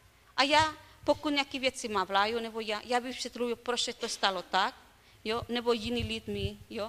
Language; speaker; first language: Czech; non-native, learner; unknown